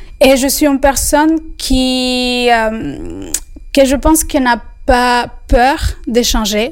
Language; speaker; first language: French; non-native, fluent; Spanish